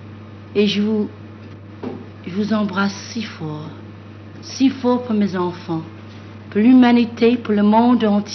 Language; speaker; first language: French; non-native, fluent; English